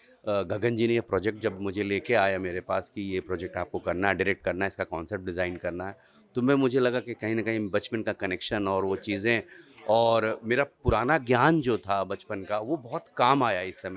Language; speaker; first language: Hindi; native; Hindi